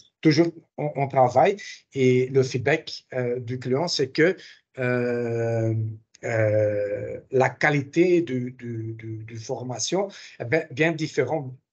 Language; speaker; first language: French; non-native, local second language; Dutch